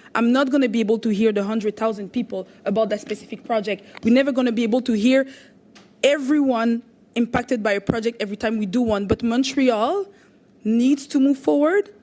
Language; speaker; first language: English; non-native, local second language; French